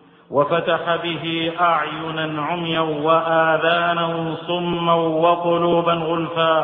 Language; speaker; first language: Arabic; native; Arabic